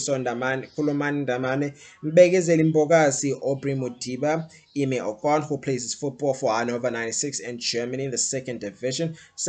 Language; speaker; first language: English; non-native, local second language; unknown